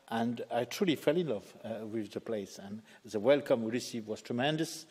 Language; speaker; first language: English; native; English